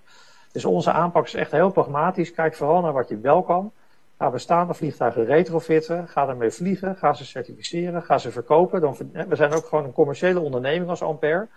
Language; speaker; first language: Dutch; native; Dutch